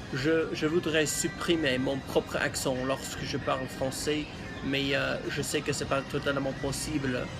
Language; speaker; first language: French; non-native, learner; English